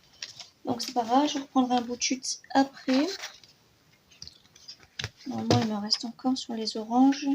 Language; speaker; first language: French; native; French